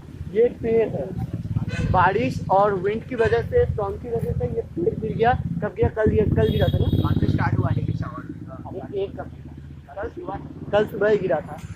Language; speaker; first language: Hindi; non-native, local second language; Bangla